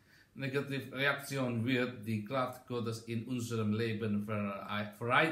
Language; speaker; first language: German; non-native, learner; Indonesian